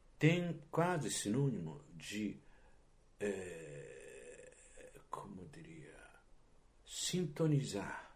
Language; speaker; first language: Portuguese; non-native, fluent; Japanese